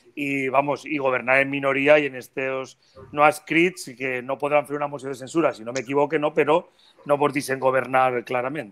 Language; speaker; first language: Spanish; non-native, local second language; Catalan